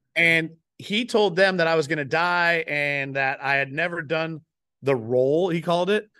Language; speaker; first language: English; native; English